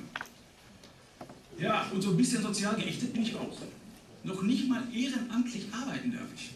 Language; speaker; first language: German; native; German